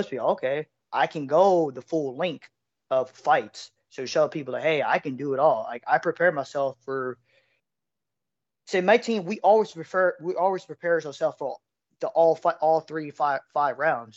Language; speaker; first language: English; native; English